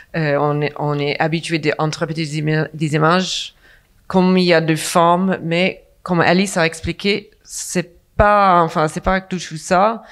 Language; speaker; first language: French; non-native, fluent; English